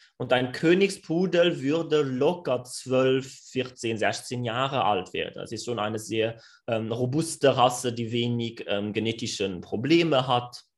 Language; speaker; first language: German; non-native, fluent; French